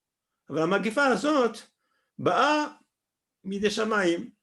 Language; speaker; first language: Hebrew; non-native, fluent; French